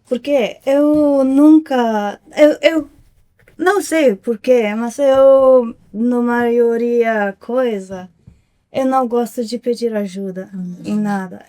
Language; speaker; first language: Portuguese; non-native, fluent; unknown